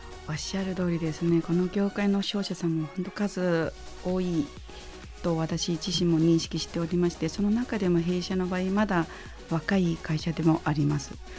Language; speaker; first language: Japanese; non-native, fluent; Chinese